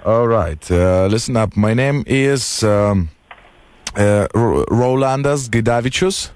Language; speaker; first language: English; non-native, learner; Lithuanian